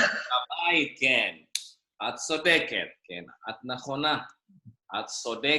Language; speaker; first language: Hebrew; non-native, fluent; Indonesian